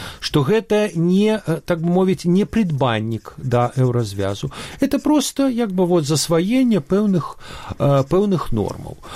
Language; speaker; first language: Belarusian; non-native, local second language; Russian